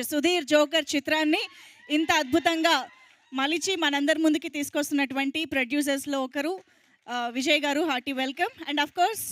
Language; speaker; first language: Telugu; native; Telugu